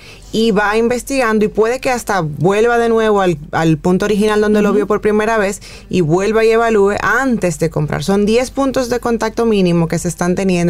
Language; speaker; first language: Spanish; native; Spanish